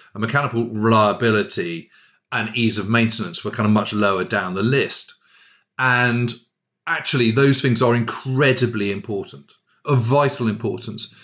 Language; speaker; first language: English; native; English